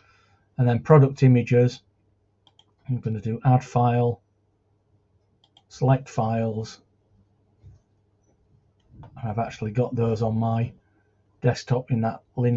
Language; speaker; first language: English; native; English